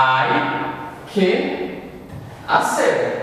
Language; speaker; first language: Spanish; non-native, fluent; Portuguese